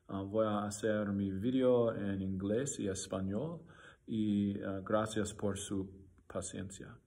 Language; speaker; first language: Spanish; non-native, learner; English